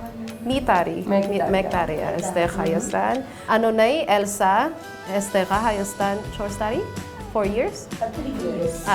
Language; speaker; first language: Armenian; non-native, learner; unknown